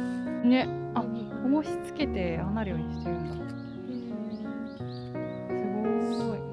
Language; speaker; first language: Japanese; native; Japanese